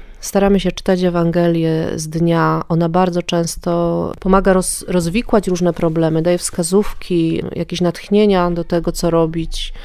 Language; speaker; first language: Polish; native; Polish